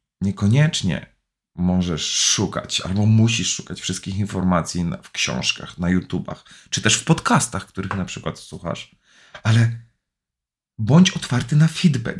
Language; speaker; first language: Polish; native; Polish